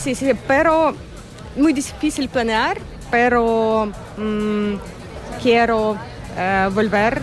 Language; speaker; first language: Spanish; non-native, learner; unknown